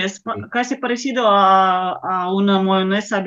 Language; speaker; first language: Spanish; non-native, learner; Russian